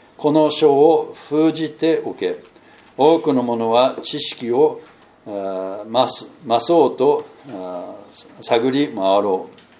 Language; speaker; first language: Japanese; non-native, fluent; English